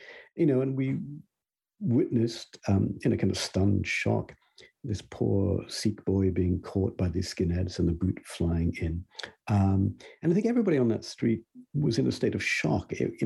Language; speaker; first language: English; native; English